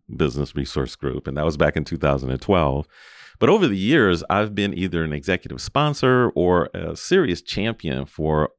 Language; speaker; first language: English; native; English